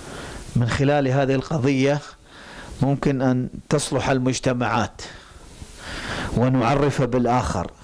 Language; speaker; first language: Arabic; native; Arabic